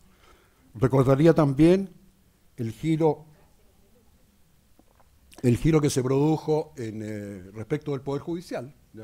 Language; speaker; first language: Spanish; native; Spanish